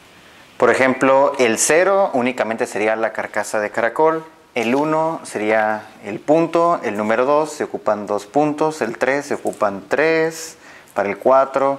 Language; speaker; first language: Spanish; native; Spanish